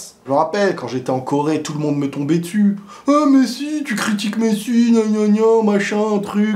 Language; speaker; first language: French; native; French